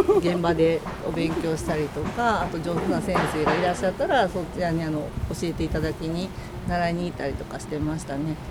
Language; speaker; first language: Japanese; native; Japanese